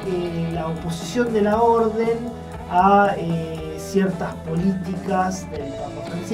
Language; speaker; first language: Spanish; native; Spanish